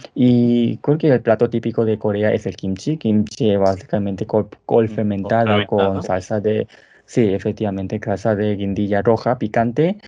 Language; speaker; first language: Spanish; native; Spanish